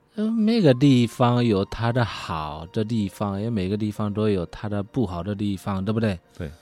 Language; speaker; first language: Chinese; non-native, fluent; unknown